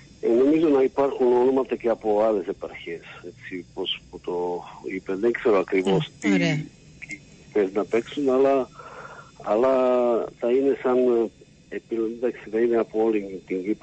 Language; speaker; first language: Greek; non-native, learner; Slovak